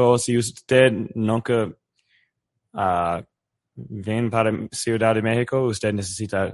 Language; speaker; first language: Spanish; non-native, learner; English